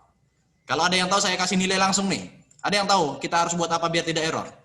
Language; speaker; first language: Indonesian; native; Indonesian